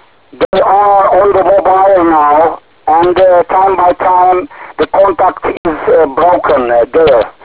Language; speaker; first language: English; non-native, learner; Turkish